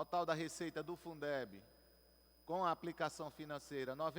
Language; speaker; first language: Portuguese; native; Portuguese